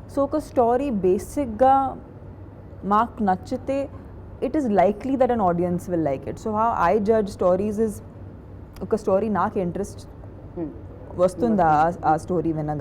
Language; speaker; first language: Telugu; non-native, fluent; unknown